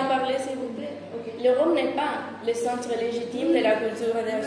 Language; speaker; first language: French; non-native, fluent; Spanish